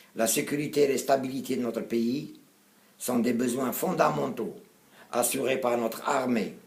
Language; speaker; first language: French; non-native, local second language; Arabic